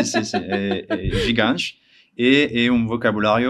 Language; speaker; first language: Portuguese; non-native, learner; French